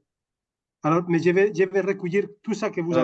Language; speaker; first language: French; non-native, fluent; Catalan